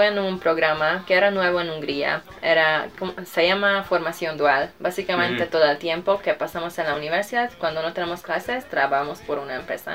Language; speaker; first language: Spanish; non-native, fluent; Hungarian